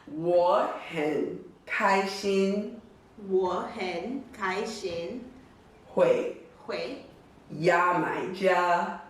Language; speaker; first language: Chinese; non-native, learner; English